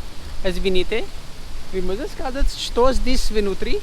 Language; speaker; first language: Russian; non-native, learner; Urdu